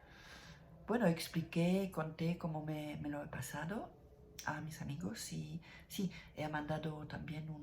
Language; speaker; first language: Spanish; non-native, learner; French